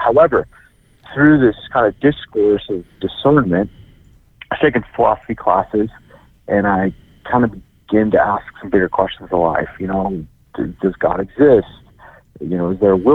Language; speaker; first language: English; native; English